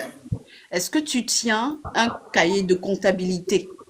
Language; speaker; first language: French; native; French